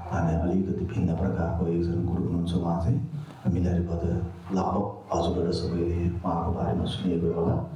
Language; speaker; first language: Nepali; non-native, local second language; Tibetan